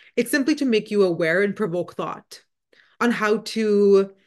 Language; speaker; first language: English; non-native, fluent; Punjabi